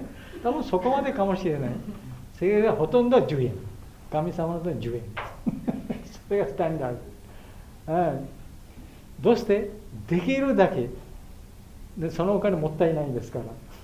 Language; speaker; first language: Japanese; non-native, fluent; Bangla